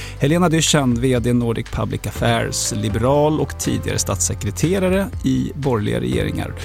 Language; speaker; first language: Swedish; native; Swedish